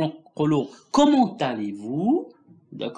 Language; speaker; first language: French; non-native, local second language; Arabic